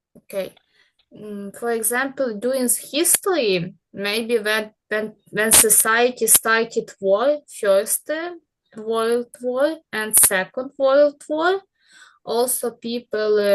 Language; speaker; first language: English; non-native, learner; Ukrainian